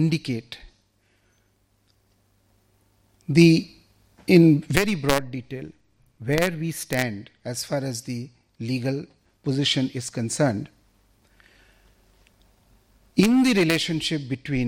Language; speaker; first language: English; non-native, local second language; Bangla